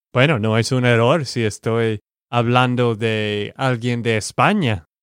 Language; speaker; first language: Spanish; non-native, learner; English